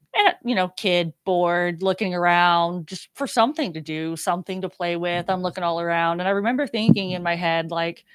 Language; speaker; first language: English; native; English